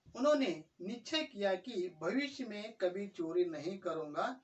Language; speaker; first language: Hindi; non-native, local second language; Kannada